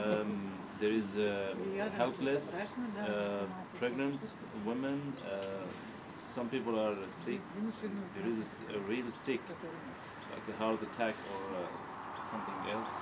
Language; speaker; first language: English; non-native, learner; Arabic